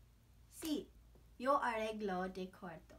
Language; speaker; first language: Spanish; non-native, learner; English